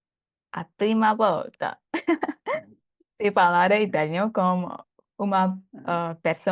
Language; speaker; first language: Italian; non-native, learner; Thai